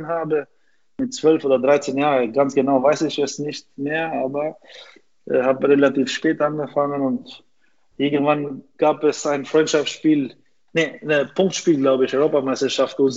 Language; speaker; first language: German; non-native, fluent; Albanian